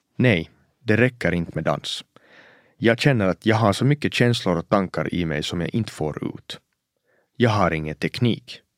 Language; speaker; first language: Swedish; native; Swedish